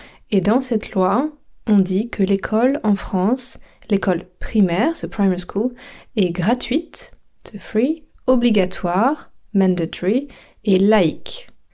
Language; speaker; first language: French; native; French